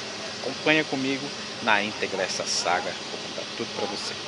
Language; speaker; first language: Portuguese; native; Portuguese